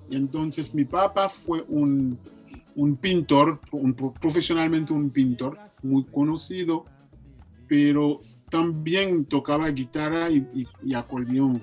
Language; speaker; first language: Spanish; non-native, fluent; Haitian Creole